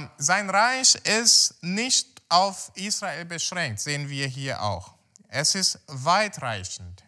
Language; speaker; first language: German; non-native, fluent; Portuguese